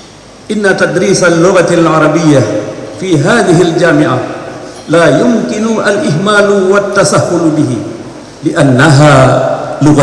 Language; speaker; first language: Arabic; non-native, fluent; Indonesian